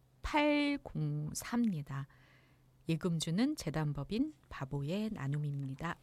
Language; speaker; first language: Korean; native; Korean